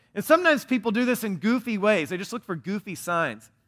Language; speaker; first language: English; native; English